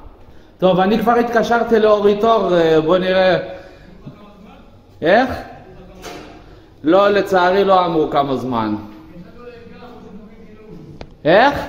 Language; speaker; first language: Hebrew; native; Hebrew